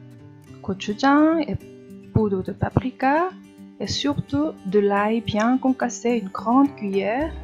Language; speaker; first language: French; non-native, fluent; Korean